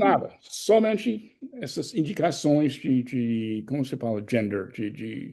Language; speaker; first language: Portuguese; non-native, fluent; English